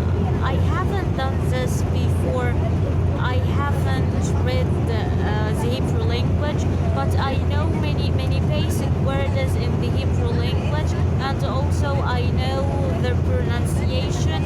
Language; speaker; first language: English; non-native, learner; Arabic